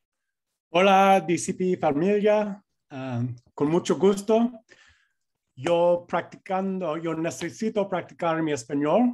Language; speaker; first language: Spanish; non-native, learner; English